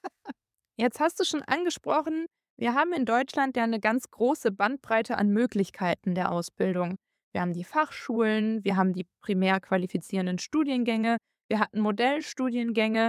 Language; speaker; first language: German; native; German